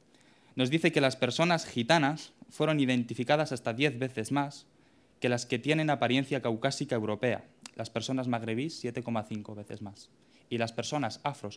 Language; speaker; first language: Spanish; native; Spanish